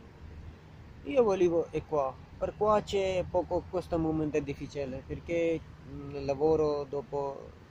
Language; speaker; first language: Italian; non-native, learner; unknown